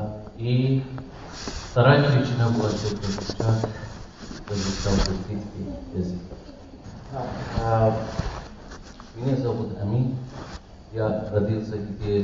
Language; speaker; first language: Russian; non-native, learner; Persian